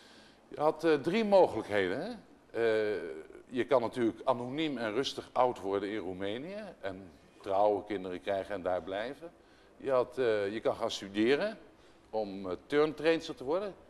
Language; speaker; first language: Dutch; native; Dutch